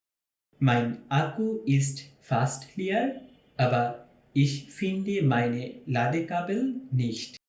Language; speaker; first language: German; non-native, fluent; Bangla